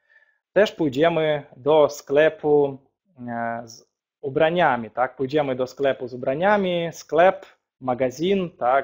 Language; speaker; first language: Polish; non-native, fluent; Russian